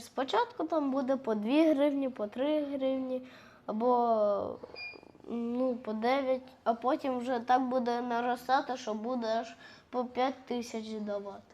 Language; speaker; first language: Ukrainian; native; Ukrainian